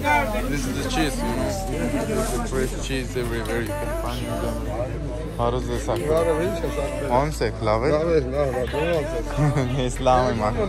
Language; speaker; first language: English; non-native, local second language; Bangla